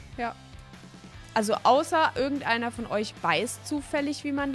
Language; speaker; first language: German; native; German